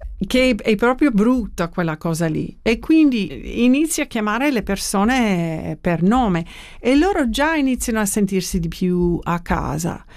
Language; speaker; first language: Italian; non-native, fluent; English